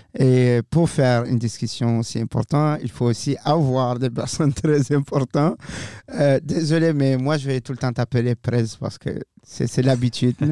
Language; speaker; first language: French; non-native, fluent; Arabic